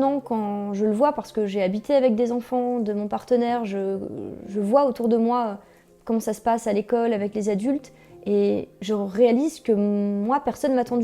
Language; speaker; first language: French; native; French